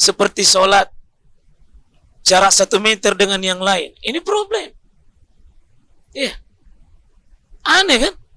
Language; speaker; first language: Indonesian; native; Indonesian